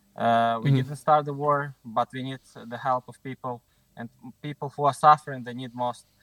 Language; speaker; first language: English; non-native, fluent; Ukrainian